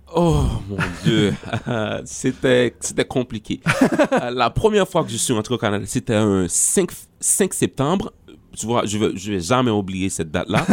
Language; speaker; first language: French; non-native, local second language; Haitian Creole